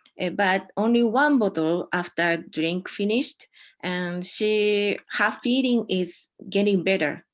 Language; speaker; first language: English; non-native, learner; Japanese